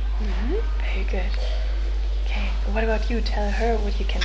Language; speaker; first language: English; non-native, fluent; German